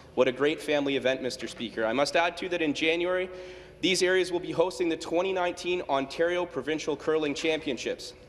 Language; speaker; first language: English; native; English